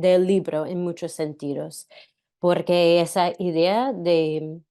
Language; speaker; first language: Spanish; non-native, fluent; English